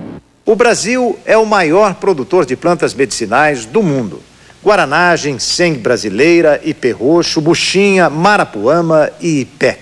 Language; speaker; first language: Portuguese; native; Portuguese